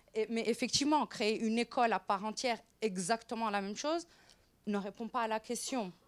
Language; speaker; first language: French; non-native, local second language; Arabic